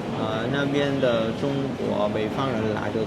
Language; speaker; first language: Chinese; non-native, fluent; Vietnamese